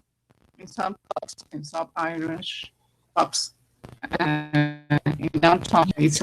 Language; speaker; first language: English; non-native, learner; Spanish